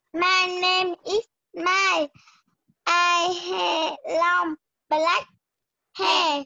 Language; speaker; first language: English; non-native, learner; Vietnamese